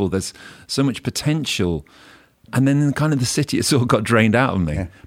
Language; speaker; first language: English; native; English